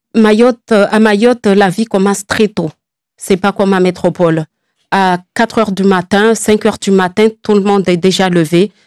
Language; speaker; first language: French; non-native, local second language; Comorian